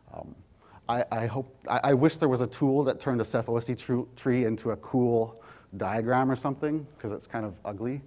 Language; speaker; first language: English; native; English